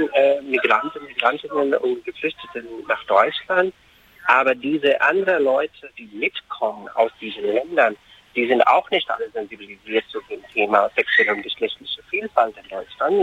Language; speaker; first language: German; non-native, fluent; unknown